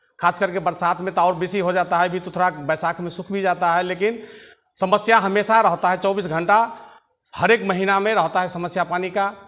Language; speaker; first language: Hindi; native; Hindi